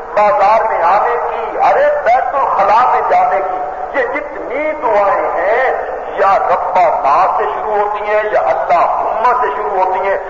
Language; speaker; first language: Urdu; non-native, local second language; Punjabi